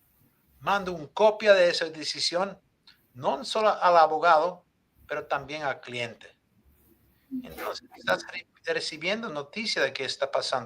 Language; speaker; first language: Spanish; non-native, fluent; English